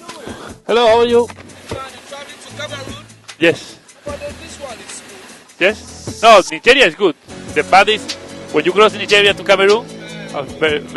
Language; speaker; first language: English; non-native, learner; Spanish